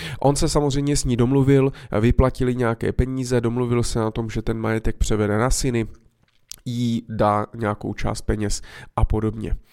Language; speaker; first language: Czech; native; Czech